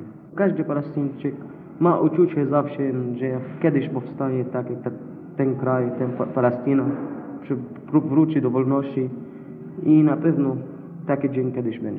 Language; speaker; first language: Polish; non-native, learner; Arabic